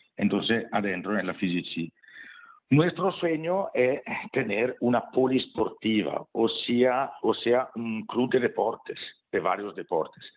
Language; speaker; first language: Spanish; non-native, fluent; Italian